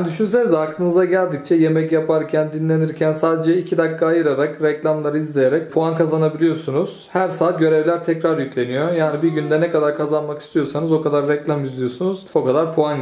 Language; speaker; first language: Turkish; native; Turkish